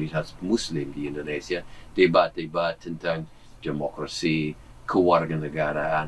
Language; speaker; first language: Indonesian; non-native, fluent; English